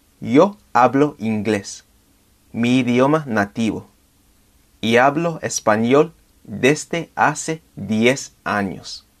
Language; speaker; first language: Spanish; non-native, fluent; English